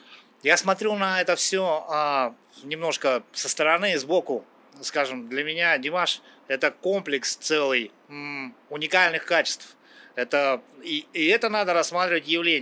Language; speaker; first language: Russian; native; Russian